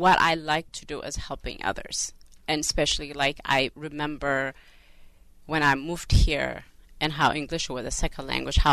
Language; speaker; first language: English; non-native, fluent; Amharic